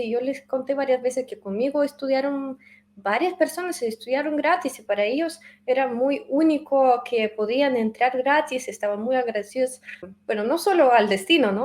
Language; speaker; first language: Spanish; non-native, fluent; Russian